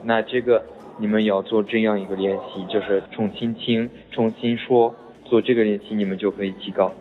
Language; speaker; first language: Chinese; non-native, fluent; French